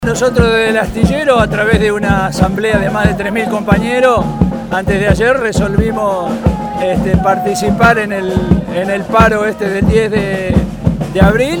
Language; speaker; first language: Spanish; native; Spanish